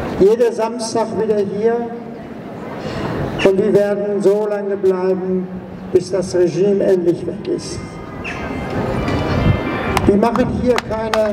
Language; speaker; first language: German; non-native, fluent; Persian